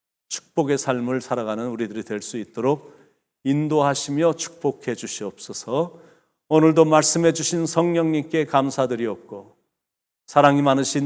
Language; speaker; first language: Korean; native; Korean